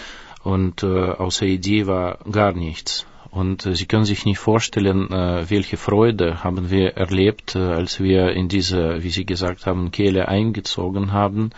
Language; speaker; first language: German; non-native, fluent; Russian